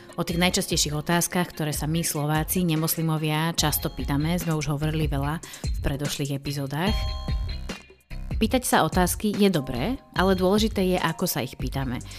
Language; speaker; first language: Slovak; native; Slovak